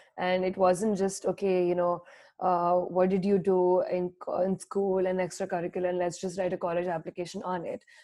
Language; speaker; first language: English; non-native, local second language; Hindi